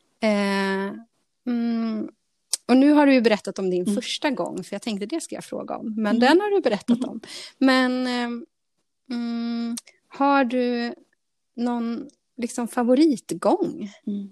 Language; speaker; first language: Swedish; native; Swedish